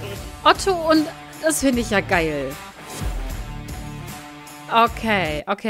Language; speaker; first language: German; native; German